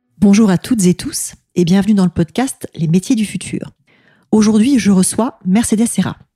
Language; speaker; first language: French; native; French